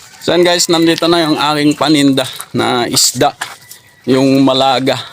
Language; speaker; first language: Filipino; native; Filipino